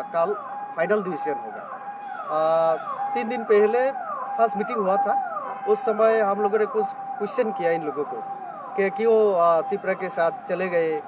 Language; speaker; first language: Hindi; non-native, local second language; Bangla